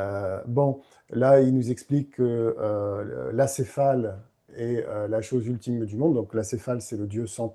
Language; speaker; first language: French; native; French